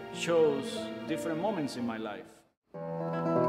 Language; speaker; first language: English; non-native, fluent; Spanish